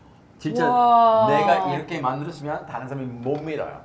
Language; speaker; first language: Korean; non-native, fluent; English